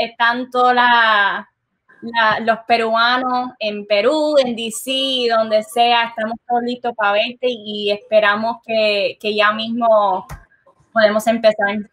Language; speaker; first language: Spanish; early bilingual, heritage; Spanish